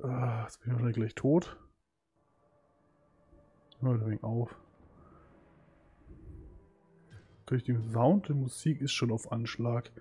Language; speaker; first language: German; native; German